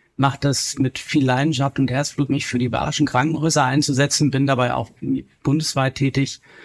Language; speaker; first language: German; native; German